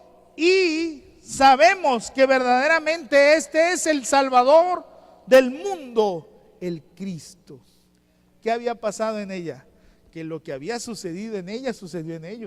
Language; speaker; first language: Spanish; native; Spanish